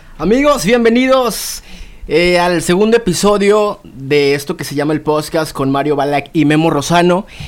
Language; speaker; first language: Spanish; native; Spanish